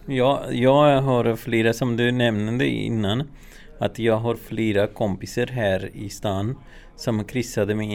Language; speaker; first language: Swedish; non-native, fluent; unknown